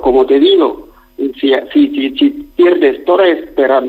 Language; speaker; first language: Spanish; non-native, fluent; Wolof